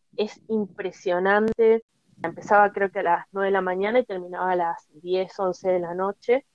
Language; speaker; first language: Spanish; native; Spanish